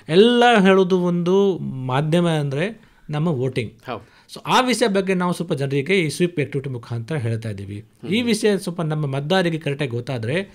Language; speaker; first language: Kannada; non-native, fluent; Hindi